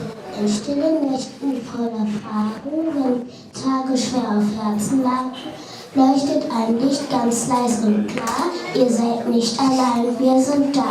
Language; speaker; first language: German; early bilingual, other home language; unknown